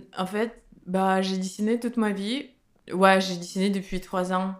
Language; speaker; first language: French; non-native, learner; Russian